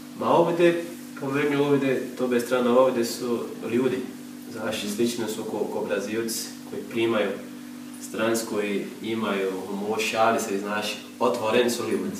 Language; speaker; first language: Croatian; non-native, learner; Portuguese